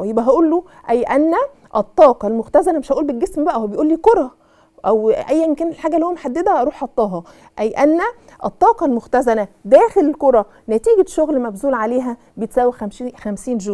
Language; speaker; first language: Arabic; native; Arabic